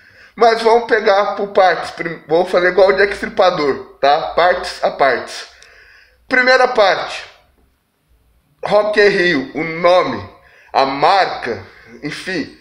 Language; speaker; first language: Portuguese; native; Portuguese